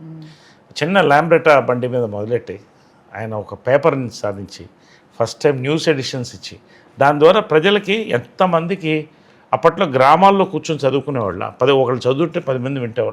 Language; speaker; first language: Telugu; native; Telugu